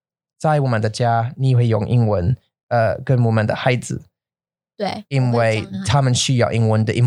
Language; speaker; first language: Chinese; non-native, learner; English